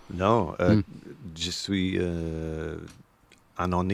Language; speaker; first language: French; non-native, learner; English